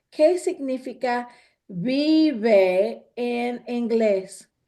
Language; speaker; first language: Spanish; non-native, fluent; English